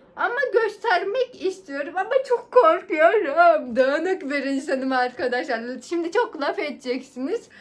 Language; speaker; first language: Turkish; native; Turkish